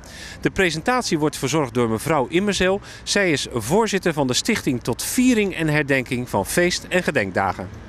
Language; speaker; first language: Dutch; native; Dutch